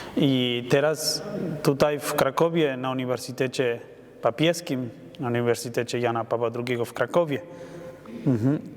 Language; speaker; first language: Polish; non-native, learner; Spanish